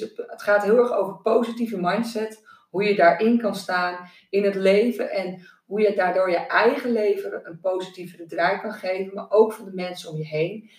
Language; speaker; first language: Dutch; native; Dutch